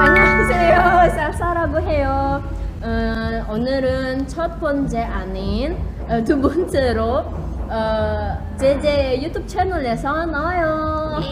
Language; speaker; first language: Korean; non-native, learner; Indonesian